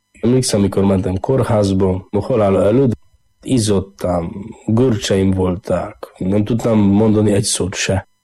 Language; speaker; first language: Hungarian; non-native, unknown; Polish